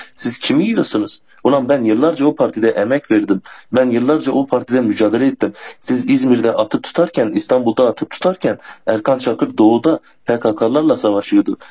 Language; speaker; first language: Turkish; non-native, local second language; Kurdish